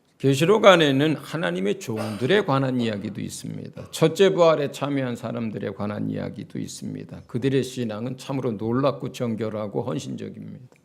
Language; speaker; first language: Korean; native; Korean